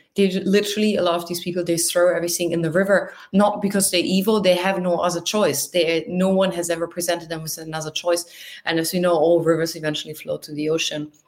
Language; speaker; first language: English; non-native, fluent; German